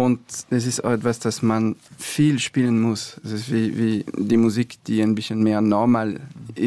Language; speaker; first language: German; non-native, fluent; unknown